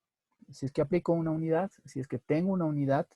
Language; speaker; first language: Spanish; native; Spanish